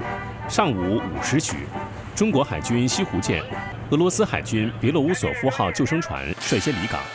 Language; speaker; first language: Chinese; native; Chinese